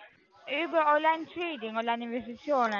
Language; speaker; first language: German; non-native, learner; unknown